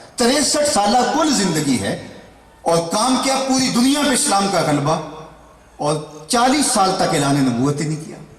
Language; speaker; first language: Urdu; non-native, local second language; Punjabi